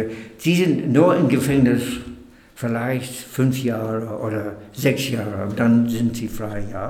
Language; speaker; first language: German; non-native, fluent; English